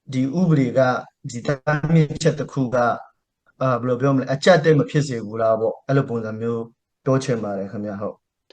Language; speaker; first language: Burmese; non-native, local second language; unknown